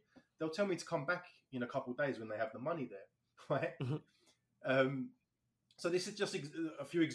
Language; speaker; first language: English; native; English